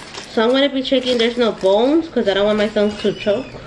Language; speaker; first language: English; early bilingual, other home language; Spanish